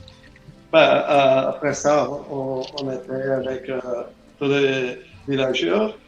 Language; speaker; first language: French; non-native, learner; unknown